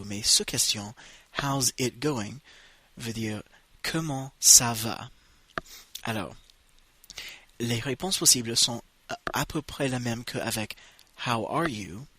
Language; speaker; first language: French; non-native, fluent; English